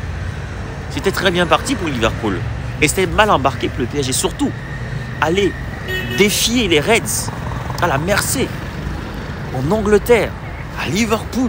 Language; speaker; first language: French; native; French